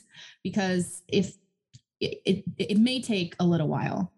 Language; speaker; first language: English; non-native, fluent; Portuguese